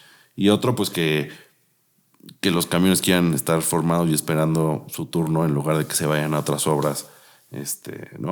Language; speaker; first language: Spanish; native; Spanish